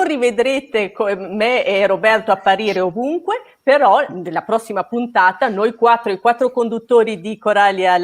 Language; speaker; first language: Italian; native; Italian